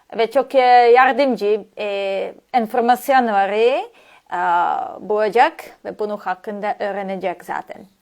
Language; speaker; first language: Turkish; non-native, learner; Serbian